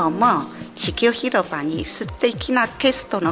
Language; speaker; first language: Japanese; non-native, fluent; Mongolian